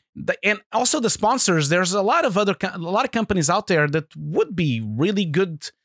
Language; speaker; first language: English; non-native, fluent; Portuguese